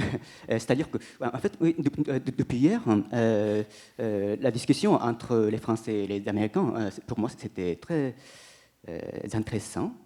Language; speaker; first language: French; non-native, fluent; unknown